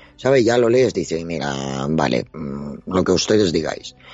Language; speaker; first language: Spanish; non-native, fluent; Russian